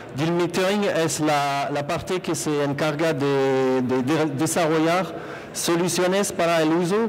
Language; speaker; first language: Spanish; non-native, fluent; French